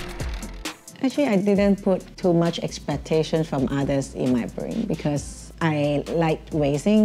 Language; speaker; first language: English; non-native, learner; Cantonese